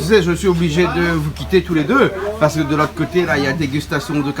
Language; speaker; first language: French; native; French